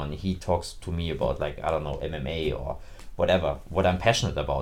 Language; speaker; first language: English; non-native, fluent; German